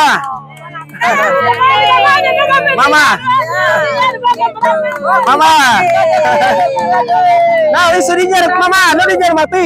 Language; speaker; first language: Portuguese; non-native, learner; Vietnamese